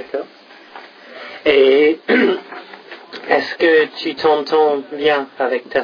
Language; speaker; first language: French; non-native, fluent; English